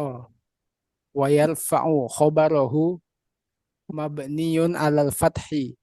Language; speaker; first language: Arabic; non-native, learner; Indonesian